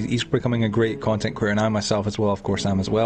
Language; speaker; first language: English; native; English